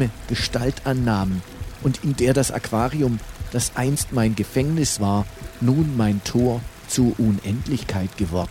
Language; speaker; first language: German; native; German